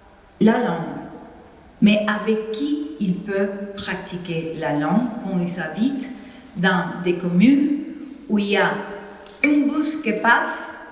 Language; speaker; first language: French; non-native, fluent; Spanish